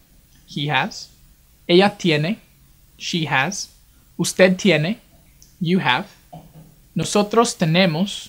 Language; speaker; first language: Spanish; non-native, fluent; English